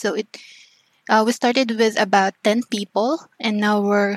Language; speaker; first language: English; non-native, local second language; Filipino